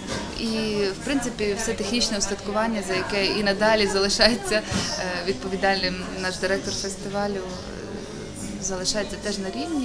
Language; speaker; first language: Ukrainian; native; Ukrainian